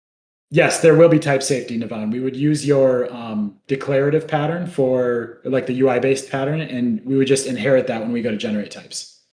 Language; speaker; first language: English; native; English